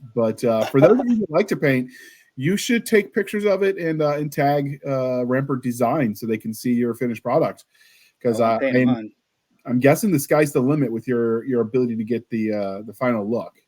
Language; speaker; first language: English; native; English